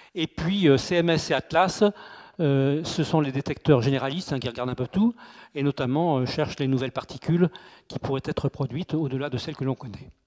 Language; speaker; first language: French; native; French